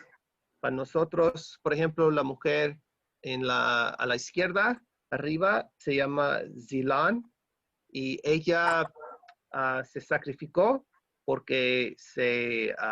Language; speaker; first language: Spanish; non-native, fluent; English